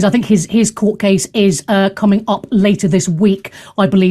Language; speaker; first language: English; native; English